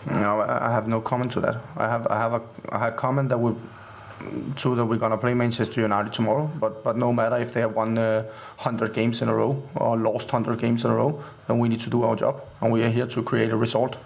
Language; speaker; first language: English; non-native, fluent; Danish